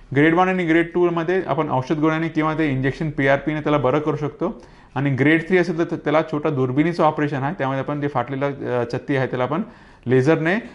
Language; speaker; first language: Marathi; non-native, local second language; Hindi